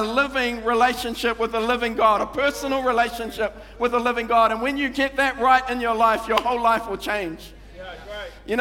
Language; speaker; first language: English; native; English